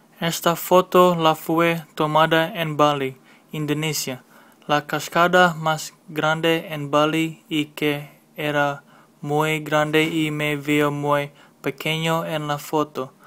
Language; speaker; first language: Spanish; non-native, learner; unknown